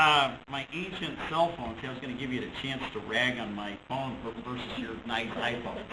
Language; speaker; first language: English; native; English